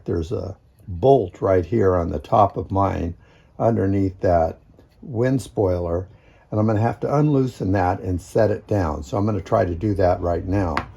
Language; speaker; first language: English; native; English